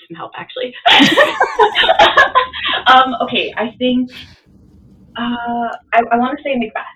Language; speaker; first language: English; native; English